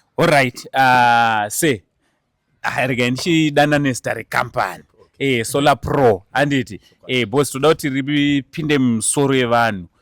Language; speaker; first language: Shona; native; Shona